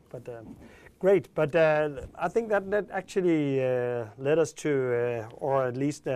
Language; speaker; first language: English; non-native, fluent; Danish